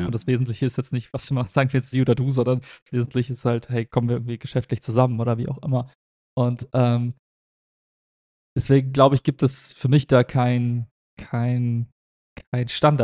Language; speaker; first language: German; native; German